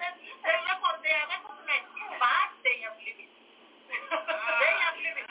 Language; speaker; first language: English; non-native, local second language; Southern Sotho